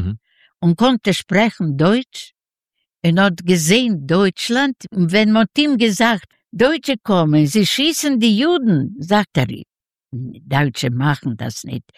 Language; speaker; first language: German; non-native, learner; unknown